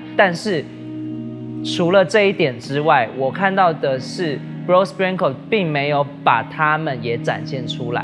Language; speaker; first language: Chinese; native; Chinese